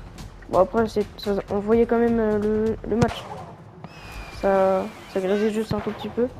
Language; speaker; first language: French; native; French